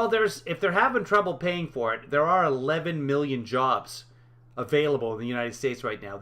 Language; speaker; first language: English; native; English